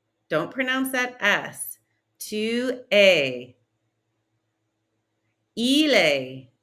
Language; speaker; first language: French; non-native, fluent; English